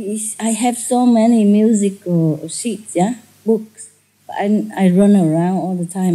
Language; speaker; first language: English; non-native, fluent; Vietnamese